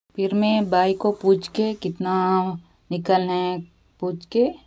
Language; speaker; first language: Hindi; non-native, local second language; Kannada